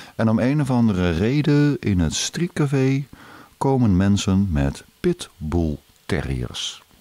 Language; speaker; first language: Dutch; native; Dutch